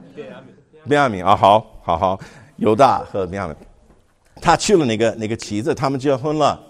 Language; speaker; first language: Chinese; non-native, fluent; English